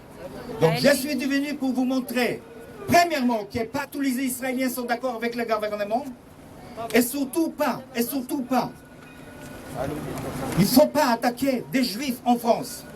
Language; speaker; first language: French; non-native, fluent; Hebrew